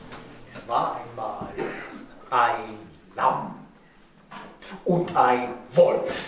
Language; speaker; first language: German; native; German